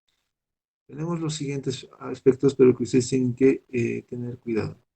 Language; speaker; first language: Spanish; native; Spanish